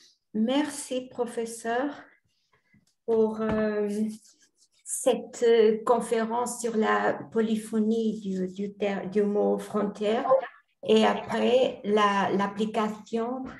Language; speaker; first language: French; non-native, fluent; Portuguese